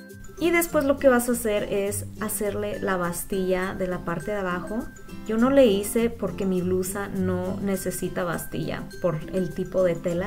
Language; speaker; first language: Spanish; native; Spanish